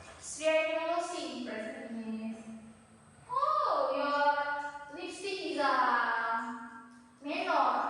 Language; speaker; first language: English; non-native, learner; Indonesian